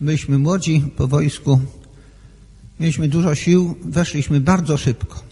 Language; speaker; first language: Polish; native; Polish